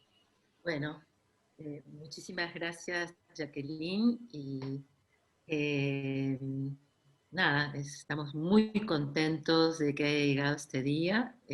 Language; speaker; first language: Spanish; native; Spanish